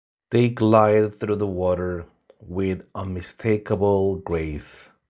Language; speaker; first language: English; non-native, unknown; Korean